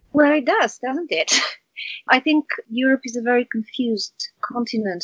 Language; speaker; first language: English; early bilingual, other home language; Bulgarian